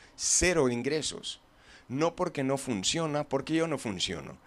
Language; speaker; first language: Spanish; non-native, fluent; English